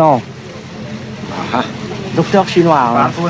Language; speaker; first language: French; non-native, fluent; Vietnamese